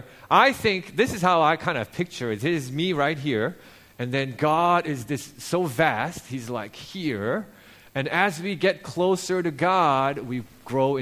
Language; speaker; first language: English; early bilingual, other home language; Korean